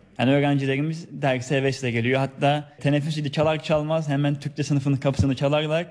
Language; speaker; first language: Turkish; native; Turkish